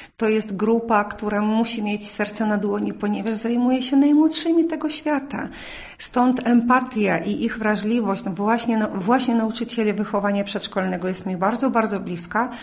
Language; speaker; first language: Polish; early bilingual, heritage; Polish